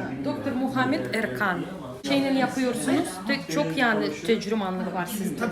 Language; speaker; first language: Turkish; non-native, learner; Russian